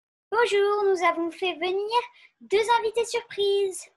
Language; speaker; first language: French; early bilingual, heritage; French